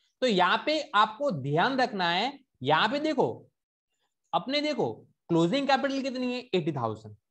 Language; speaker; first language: Hindi; non-native, local second language; Gujarati